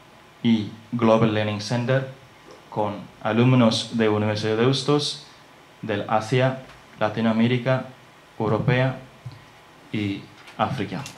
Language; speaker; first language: Spanish; non-native, learner; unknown